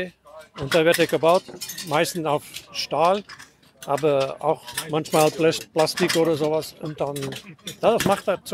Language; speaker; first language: German; non-native, learner; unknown